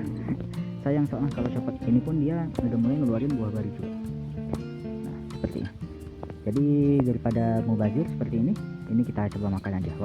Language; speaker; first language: Indonesian; native; Indonesian